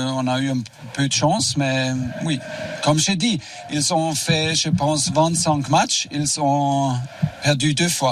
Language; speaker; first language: French; non-native, fluent; German